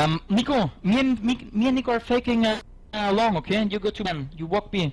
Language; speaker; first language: English; non-native, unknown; German